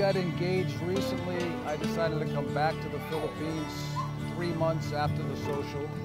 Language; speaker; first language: English; native; English